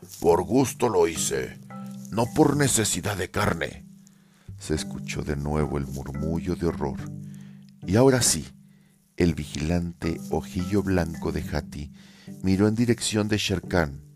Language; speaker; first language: Spanish; native; Spanish